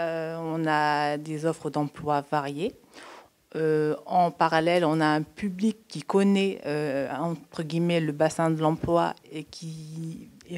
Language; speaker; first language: French; native; French